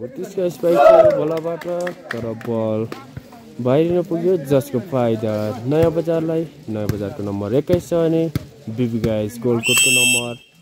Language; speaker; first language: Nepali; native; Nepali